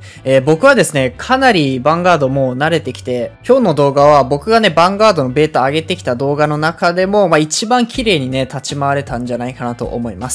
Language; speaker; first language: Japanese; native; Japanese